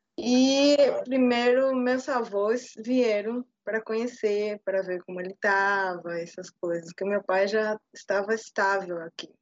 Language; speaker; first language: Portuguese; non-native, fluent; Spanish